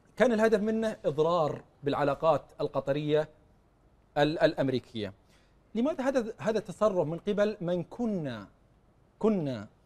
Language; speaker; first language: Arabic; native; Arabic